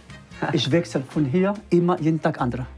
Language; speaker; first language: German; non-native, learner; Arabic